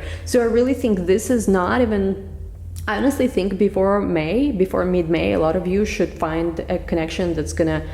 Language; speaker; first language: English; non-native, fluent; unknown